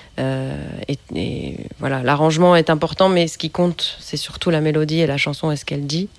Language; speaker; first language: French; native; French